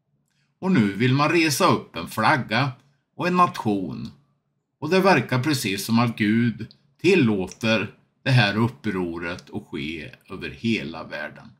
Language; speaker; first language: Swedish; native; Swedish